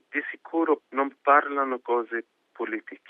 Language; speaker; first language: Italian; non-native, fluent; Arabic